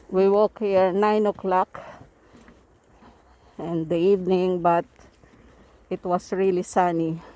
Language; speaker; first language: English; non-native, local second language; Filipino